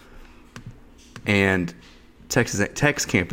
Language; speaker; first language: English; native; English